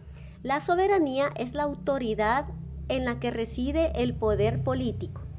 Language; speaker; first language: Spanish; native; Spanish